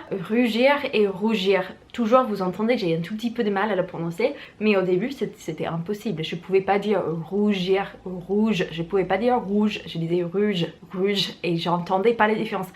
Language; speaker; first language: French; non-native, fluent; English